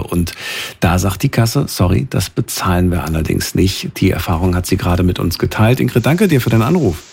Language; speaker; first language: German; native; German